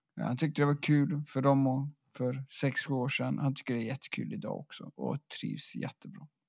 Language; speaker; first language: Swedish; native; Swedish